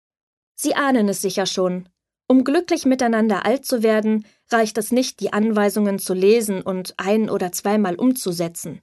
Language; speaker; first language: German; native; German